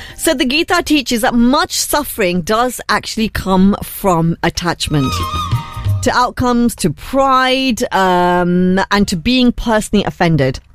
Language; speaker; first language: English; early bilingual, other home language; Hindi